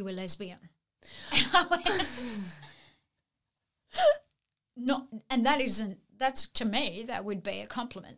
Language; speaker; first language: English; native; English